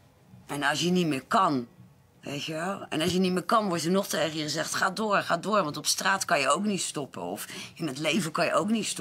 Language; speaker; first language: Dutch; native; Dutch